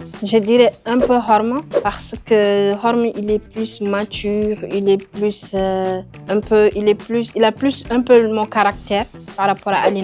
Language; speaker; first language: French; non-native, local second language; Wolof